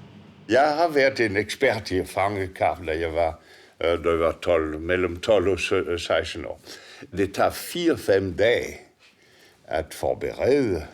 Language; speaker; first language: Danish; non-native, fluent; French